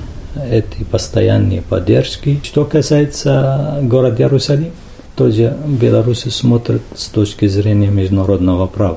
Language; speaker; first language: Russian; non-native, fluent; Arabic